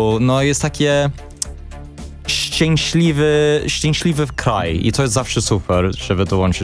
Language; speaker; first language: Polish; non-native, learner; English